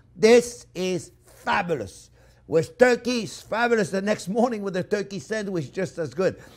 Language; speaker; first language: English; non-native, fluent; French